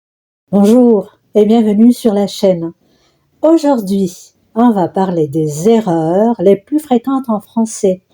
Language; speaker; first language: French; non-native, local second language; Arabic